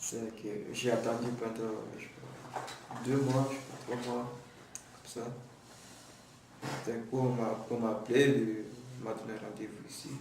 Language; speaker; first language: French; non-native, local second language; Comorian